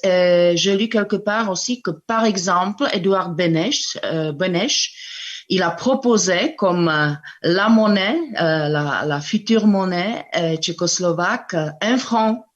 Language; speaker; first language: French; non-native, fluent; Czech